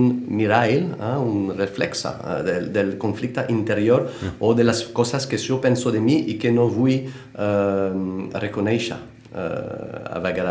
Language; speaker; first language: Catalan; non-native, fluent; French